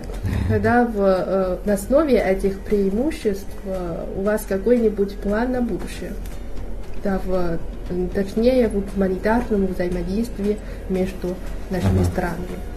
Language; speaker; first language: Russian; non-native, fluent; Chinese